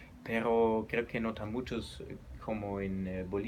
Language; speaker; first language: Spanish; non-native, learner; German